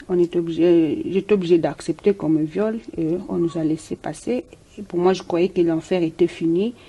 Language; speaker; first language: French; non-native, local second language; Lingala